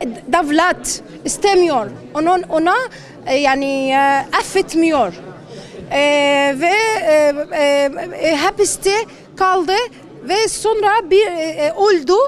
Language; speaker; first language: Turkish; non-native, learner; Arabic